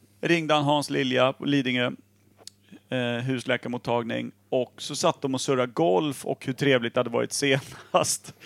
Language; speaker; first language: Swedish; native; Swedish